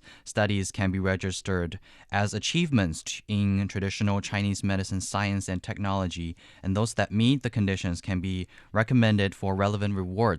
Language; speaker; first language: English; non-native, fluent; Chinese